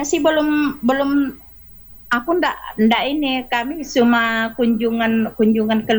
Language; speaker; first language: Indonesian; native; Indonesian